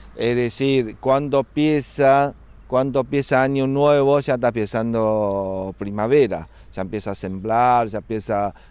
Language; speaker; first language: Spanish; non-native, fluent; Chinese